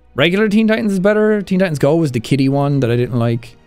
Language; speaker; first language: English; native; English